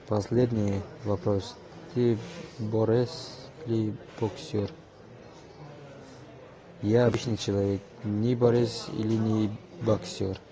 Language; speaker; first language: Russian; non-native, learner; Tajik